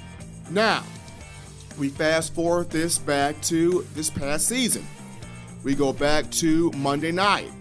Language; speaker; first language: English; native; English